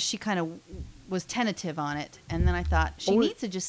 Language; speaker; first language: English; native; English